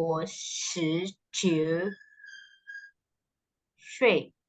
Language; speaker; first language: Chinese; non-native, learner; Indonesian